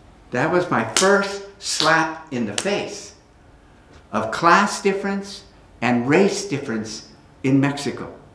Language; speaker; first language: English; early bilingual, other home language; Spanish